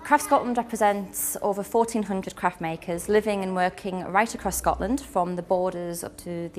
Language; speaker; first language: English; native; English